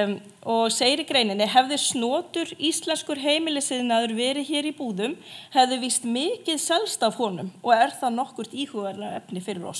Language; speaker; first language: Icelandic; native; Icelandic